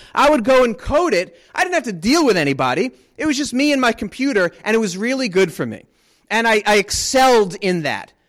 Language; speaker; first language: English; native; English